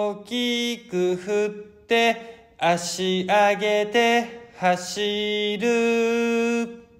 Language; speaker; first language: Japanese; native; Japanese